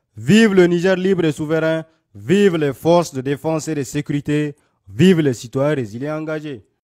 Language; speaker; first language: French; non-native, local second language; Hausa